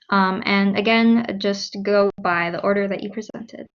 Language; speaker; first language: English; native; English